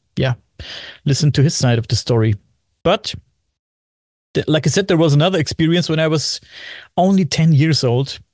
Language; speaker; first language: English; non-native, fluent; German